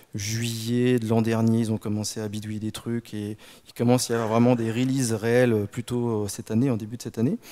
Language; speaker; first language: French; native; French